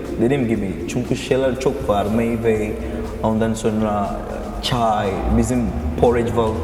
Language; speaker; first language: Turkish; non-native, learner; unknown